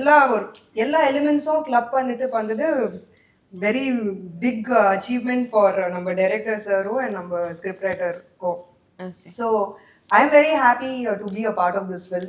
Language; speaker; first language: Tamil; non-native, local second language; Hindi